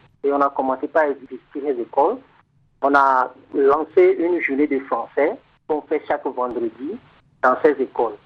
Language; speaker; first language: French; non-native, fluent; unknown